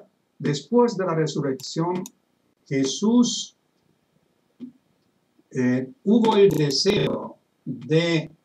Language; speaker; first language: Spanish; non-native, fluent; Italian